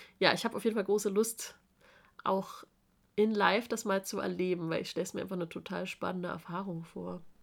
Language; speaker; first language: German; native; German